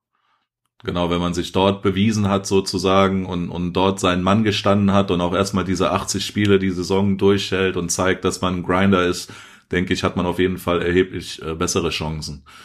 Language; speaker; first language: German; native; German